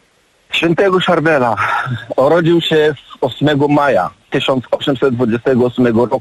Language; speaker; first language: Polish; non-native, learner; Arabic